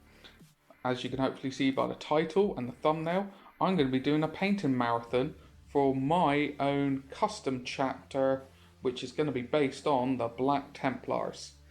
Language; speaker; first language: English; native; English